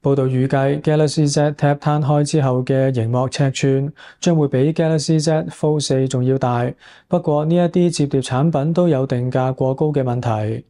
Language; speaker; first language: Cantonese; native; Cantonese